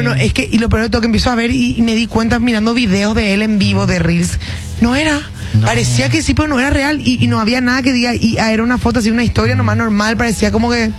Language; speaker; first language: Spanish; native; Spanish